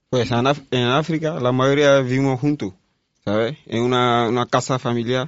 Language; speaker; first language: Spanish; non-native, learner; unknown